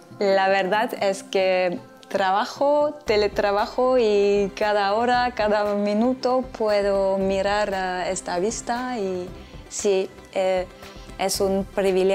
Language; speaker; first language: Spanish; non-native, fluent; French